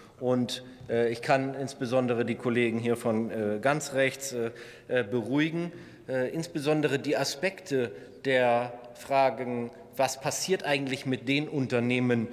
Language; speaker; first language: German; native; German